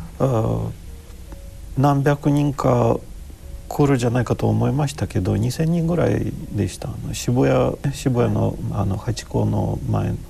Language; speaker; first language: Japanese; non-native, fluent; Ukrainian